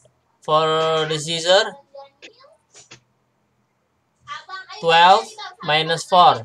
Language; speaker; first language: English; non-native, learner; Indonesian